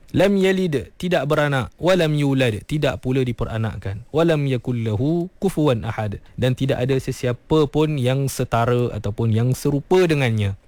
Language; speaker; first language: Malay; native; Malay